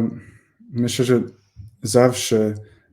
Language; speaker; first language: Polish; non-native, fluent; English